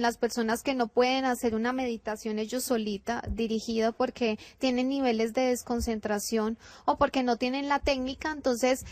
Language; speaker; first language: Spanish; native; Spanish